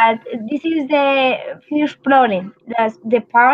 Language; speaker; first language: English; non-native, learner; Spanish